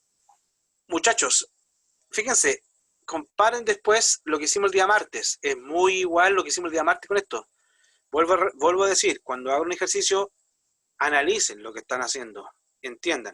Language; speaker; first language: Spanish; native; Spanish